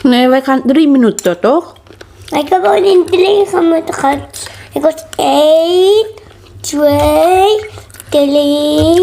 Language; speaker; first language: Dutch; non-native, learner; Thai